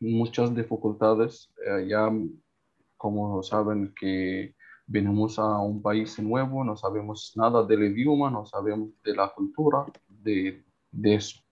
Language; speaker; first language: Spanish; non-native, learner; Arabic